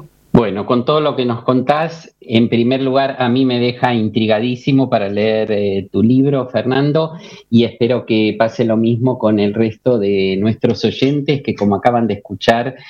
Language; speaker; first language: Spanish; native; Spanish